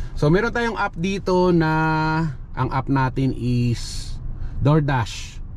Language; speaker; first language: Filipino; native; Filipino